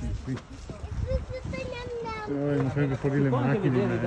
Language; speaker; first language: Italian; native; Italian